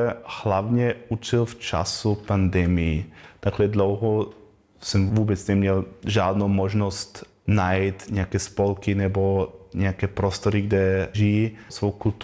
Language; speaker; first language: Czech; non-native, fluent; German